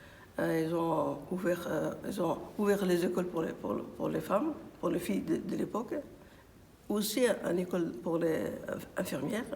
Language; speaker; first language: French; non-native, fluent; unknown